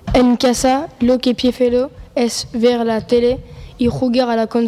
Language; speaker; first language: Spanish; non-native, learner; French